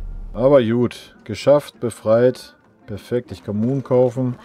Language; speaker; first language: German; native; German